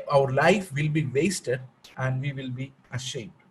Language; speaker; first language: English; non-native, local second language; Malayalam